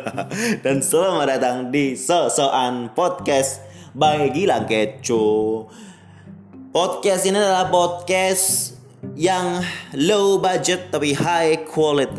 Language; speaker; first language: Indonesian; native; Indonesian